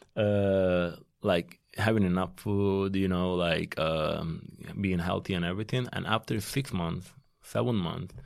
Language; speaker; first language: English; non-native, fluent; Turkish